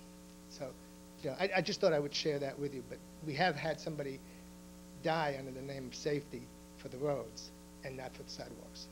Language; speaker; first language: English; native; English